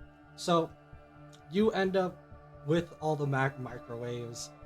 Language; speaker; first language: English; native; English